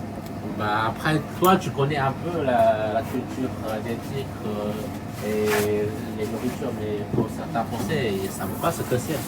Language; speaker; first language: French; non-native, local second language; Chinese